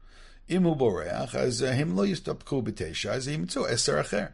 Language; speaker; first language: Hebrew; non-native, fluent; English